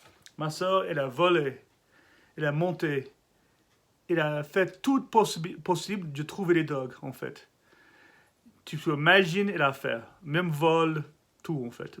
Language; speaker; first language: French; non-native, learner; English